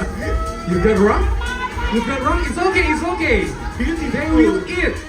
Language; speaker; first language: English; non-native, learner; Indonesian